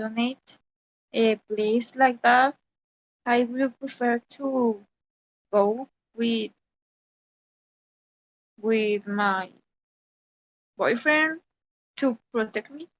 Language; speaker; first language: English; non-native, learner; Spanish